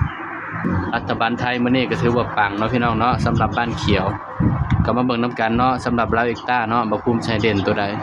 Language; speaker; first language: Thai; non-native, local second language; Northeastern Thai